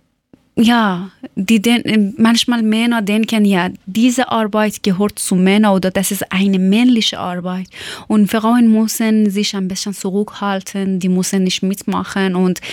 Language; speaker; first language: German; non-native, learner; Persian